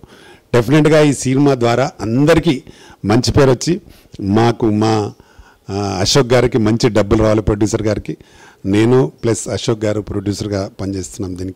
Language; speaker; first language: Telugu; native; Telugu